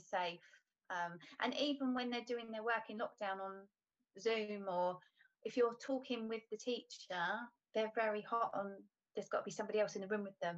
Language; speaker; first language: English; native; English